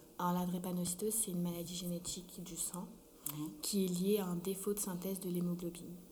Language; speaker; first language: French; early bilingual, other home language; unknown